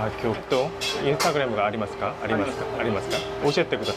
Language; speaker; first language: Japanese; non-native, learner; Korean